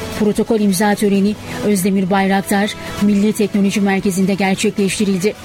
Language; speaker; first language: Turkish; native; Turkish